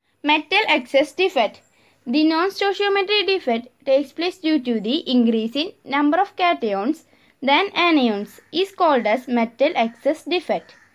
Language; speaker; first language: English; non-native, local second language; Malayalam